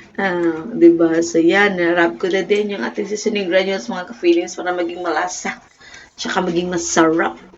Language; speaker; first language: Filipino; non-native, local second language; Cebuano